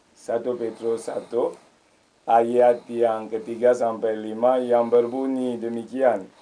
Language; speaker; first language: Indonesian; non-native, fluent; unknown